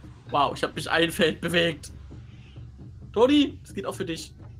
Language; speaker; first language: German; native; German